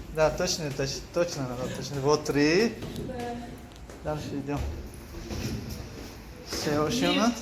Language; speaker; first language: Russian; non-native, local second language; Tajik